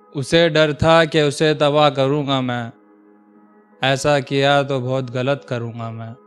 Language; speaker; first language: Hindi; non-native, local second language; Urdu